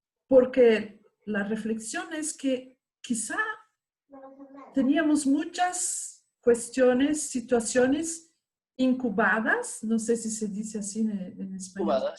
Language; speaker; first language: Spanish; non-native, fluent; Portuguese